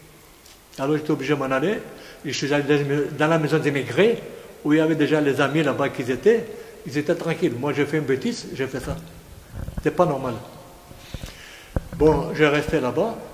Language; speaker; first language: French; non-native, fluent; Greek